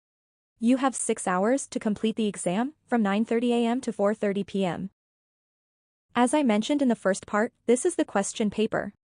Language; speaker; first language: English; non-native, local second language; Malayalam